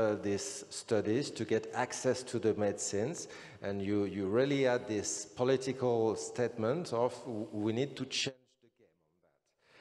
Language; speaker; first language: English; non-native, fluent; French